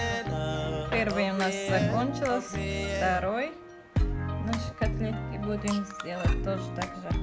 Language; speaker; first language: Russian; non-native, learner; Tajik